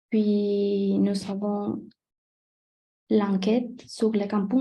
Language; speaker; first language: French; non-native, learner; Spanish